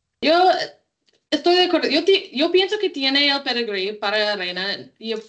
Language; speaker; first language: Spanish; non-native, learner; English